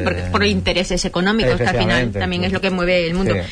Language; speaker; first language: Spanish; native; Spanish